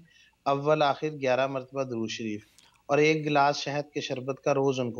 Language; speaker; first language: Urdu; native; Urdu